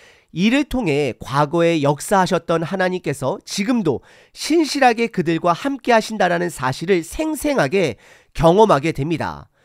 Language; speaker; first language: Korean; native; Korean